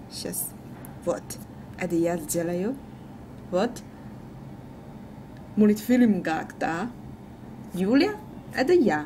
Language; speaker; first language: Russian; non-native, learner; Chinese